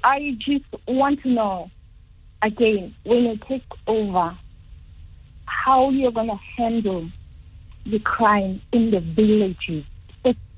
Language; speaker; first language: English; non-native, local second language; Xhosa